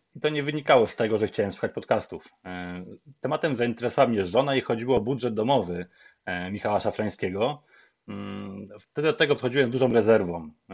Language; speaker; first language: Polish; native; Polish